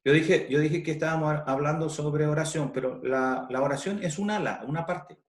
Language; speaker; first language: Spanish; native; Spanish